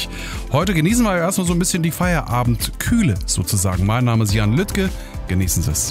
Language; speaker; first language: German; native; German